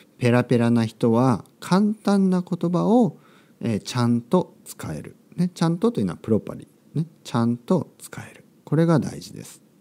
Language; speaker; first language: Japanese; native; Japanese